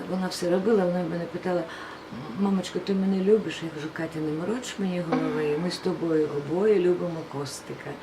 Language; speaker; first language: Ukrainian; non-native, local second language; Russian